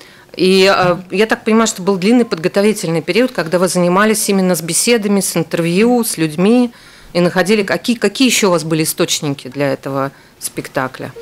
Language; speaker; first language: Russian; native; Russian